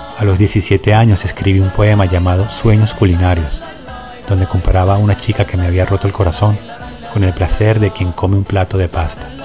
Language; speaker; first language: Spanish; native; Spanish